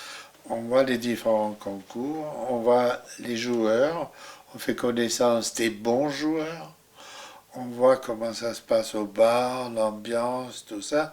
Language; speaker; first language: French; non-native, fluent; German